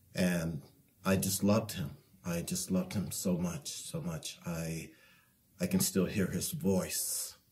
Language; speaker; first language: English; native; English